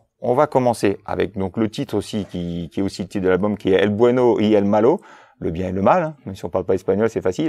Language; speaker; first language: French; native; French